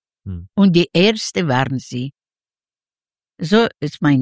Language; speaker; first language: German; non-native, learner; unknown